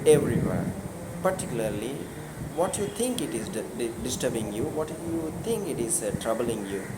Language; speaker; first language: English; non-native, local second language; Tamil